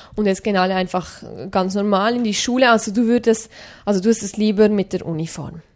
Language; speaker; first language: German; native; German